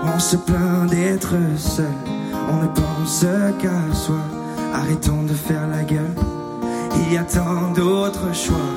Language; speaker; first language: French; native; French